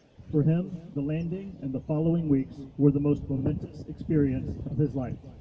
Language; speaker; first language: English; native; English